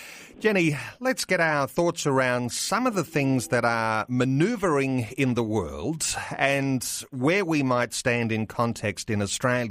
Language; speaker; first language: English; native; English